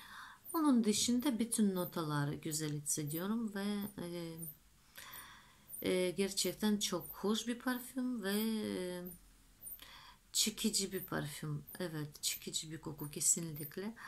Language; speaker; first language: Turkish; non-native, fluent; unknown